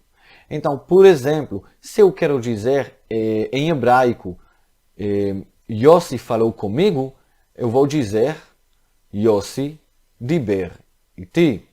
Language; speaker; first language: Portuguese; non-native, fluent; Hebrew